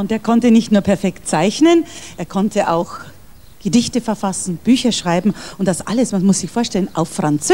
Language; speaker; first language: German; native; German